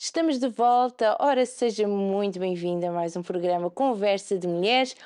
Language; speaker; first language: Portuguese; native; Portuguese